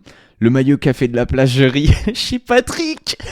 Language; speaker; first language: French; native; French